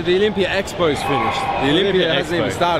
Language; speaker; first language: English; native; English